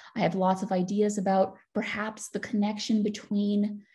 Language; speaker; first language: English; native; English